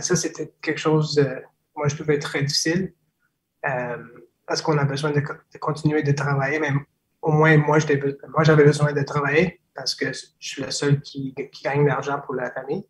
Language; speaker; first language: French; non-native, fluent; English